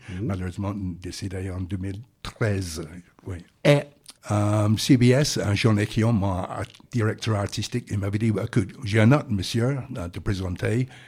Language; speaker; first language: French; non-native, fluent; English